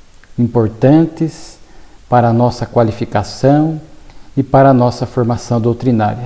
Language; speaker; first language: Portuguese; native; Portuguese